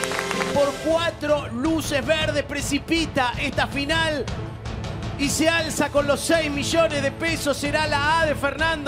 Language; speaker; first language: Spanish; native; Spanish